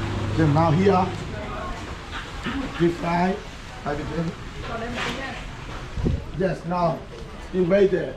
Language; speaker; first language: English; non-native, learner; Burmese